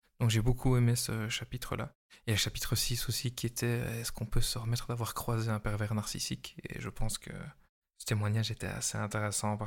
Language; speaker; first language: French; native; French